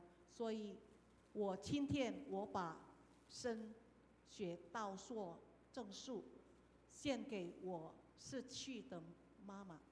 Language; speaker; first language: Chinese; non-native, fluent; Indonesian